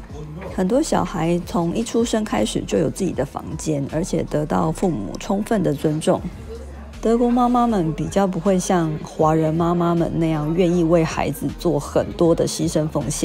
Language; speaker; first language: Chinese; native; Chinese